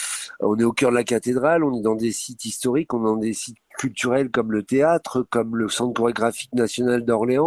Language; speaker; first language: French; native; French